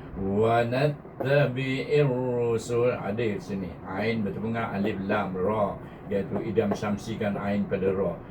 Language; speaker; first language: Malay; native; Malay